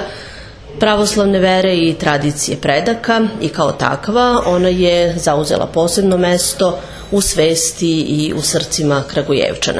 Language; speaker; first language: Serbian; native; Serbian